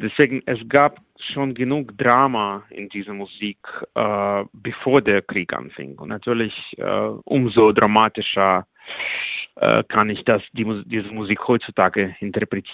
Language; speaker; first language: German; non-native, fluent; Russian